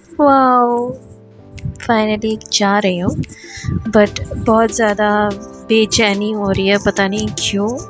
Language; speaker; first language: Hindi; non-native, local second language; Bangla